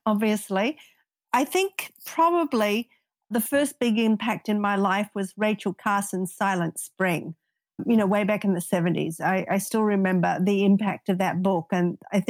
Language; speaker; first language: English; native; English